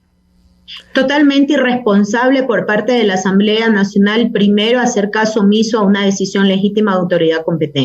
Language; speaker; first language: Spanish; native; Spanish